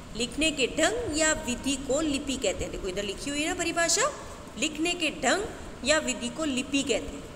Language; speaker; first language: Hindi; native; Hindi